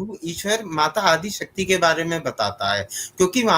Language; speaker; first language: Hindi; native; Hindi